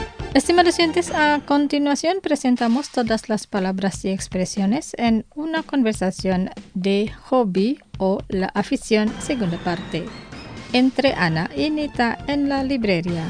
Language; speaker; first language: Spanish; non-native, fluent; Indonesian